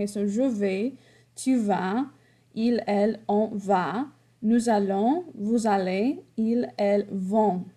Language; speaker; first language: French; non-native, fluent; English